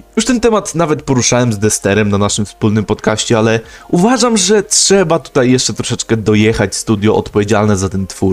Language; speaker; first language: Polish; native; Polish